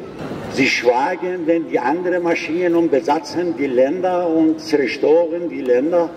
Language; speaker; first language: German; non-native, learner; Persian